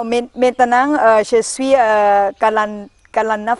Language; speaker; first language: French; non-native, learner; Thai